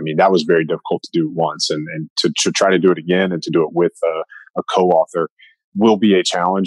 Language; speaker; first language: English; native; English